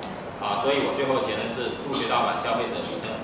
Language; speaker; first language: Chinese; native; Chinese